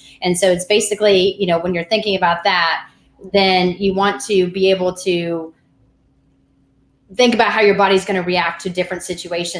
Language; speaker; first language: English; native; English